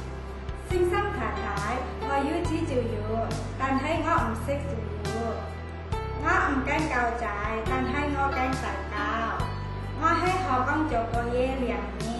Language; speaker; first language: Cantonese; non-native, learner; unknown